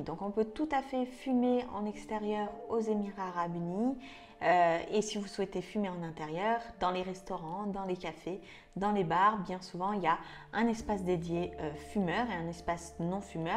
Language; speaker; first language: French; native; French